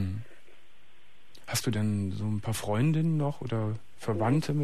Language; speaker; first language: German; native; German